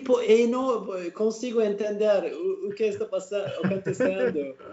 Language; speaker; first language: Portuguese; non-native, learner; Turkish